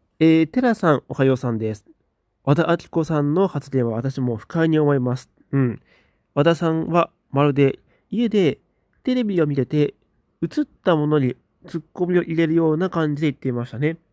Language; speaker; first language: Japanese; native; Japanese